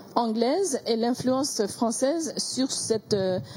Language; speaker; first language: French; non-native, local second language; Kinyarwanda